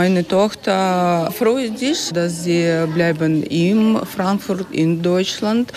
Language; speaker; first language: German; non-native, learner; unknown